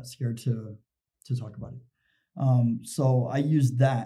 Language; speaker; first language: English; native; English